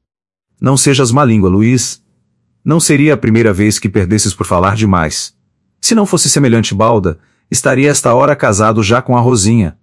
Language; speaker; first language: Portuguese; native; Portuguese